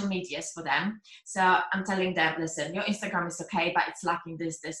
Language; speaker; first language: English; non-native, fluent; Polish